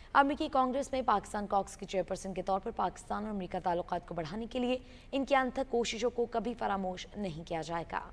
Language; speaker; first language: Urdu; native; Urdu